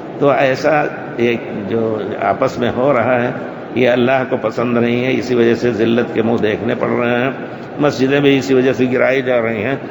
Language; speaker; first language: Urdu; native; Urdu